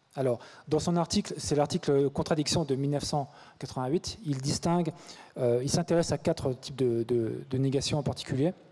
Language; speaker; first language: French; native; French